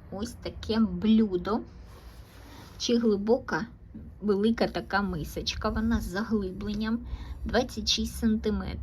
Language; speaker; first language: Ukrainian; non-native, local second language; Russian